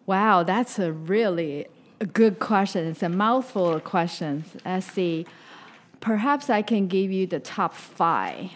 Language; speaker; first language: English; non-native, fluent; Chinese